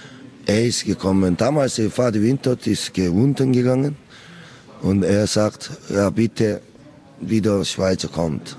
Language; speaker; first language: German; non-native, learner; Korean